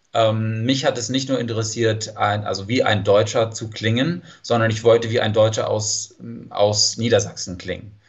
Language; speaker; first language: German; non-native, fluent; English